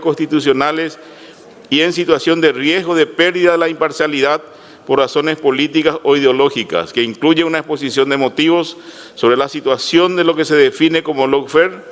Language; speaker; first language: Spanish; native; Spanish